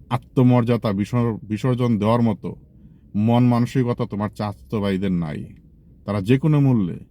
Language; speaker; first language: Bangla; native; Bangla